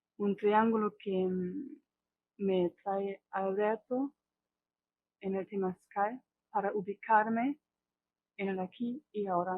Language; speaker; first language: Spanish; non-native, fluent; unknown